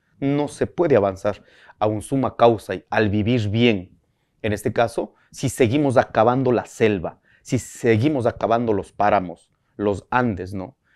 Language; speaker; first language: Spanish; native; Spanish